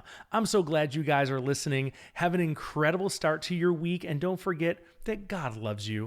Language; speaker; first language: English; native; English